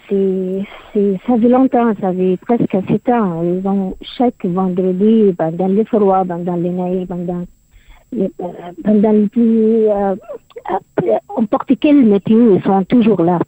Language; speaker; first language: French; non-native, learner; Arabic